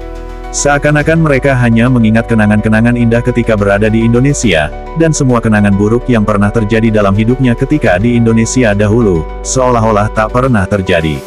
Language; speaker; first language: Indonesian; native; Indonesian